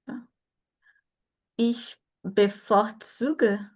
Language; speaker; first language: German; non-native, learner; Portuguese